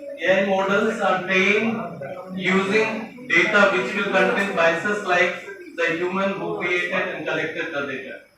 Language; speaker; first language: English; non-native, local second language; Bangla